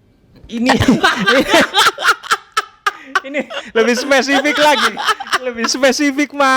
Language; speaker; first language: Indonesian; native; Indonesian